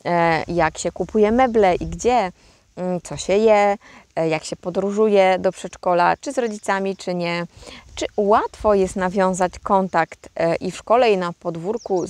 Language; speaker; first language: Polish; native; Polish